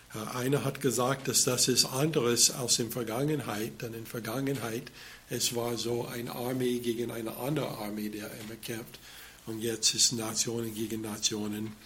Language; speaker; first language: German; non-native, fluent; English